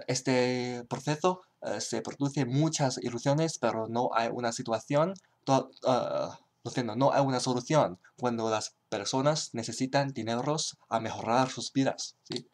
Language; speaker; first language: Spanish; non-native, learner; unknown